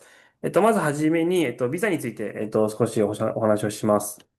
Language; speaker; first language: Japanese; native; Japanese